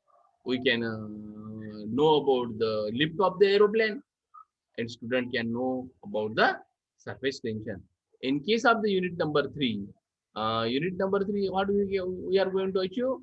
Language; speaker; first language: English; non-native, local second language; Marathi